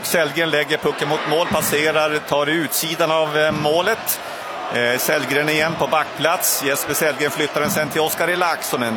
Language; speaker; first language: Swedish; native; Swedish